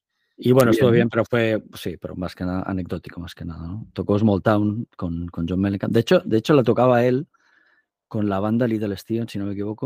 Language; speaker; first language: Spanish; native; Spanish